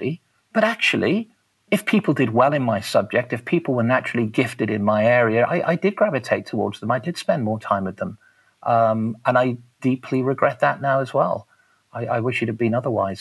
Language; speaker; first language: English; native; English